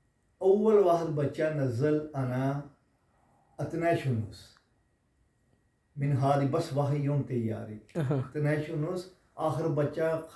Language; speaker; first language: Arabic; non-native, learner; Urdu